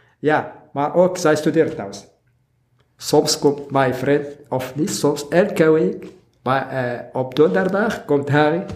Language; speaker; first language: Dutch; non-native, learner; Arabic